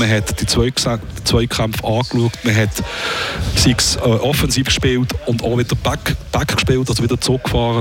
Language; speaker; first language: German; native; German